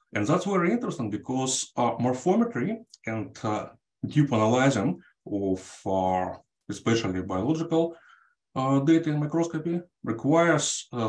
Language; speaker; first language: English; non-native, fluent; Russian